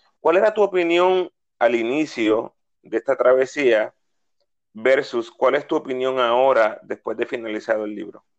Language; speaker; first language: Spanish; native; Spanish